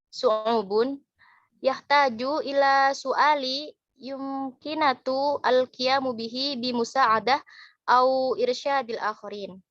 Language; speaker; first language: Arabic; non-native, learner; Indonesian